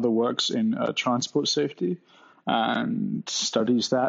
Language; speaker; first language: English; native; English